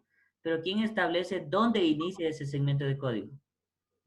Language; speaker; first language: Spanish; native; Spanish